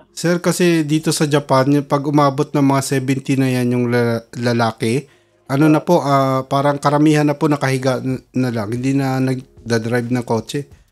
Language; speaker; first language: Filipino; native; Filipino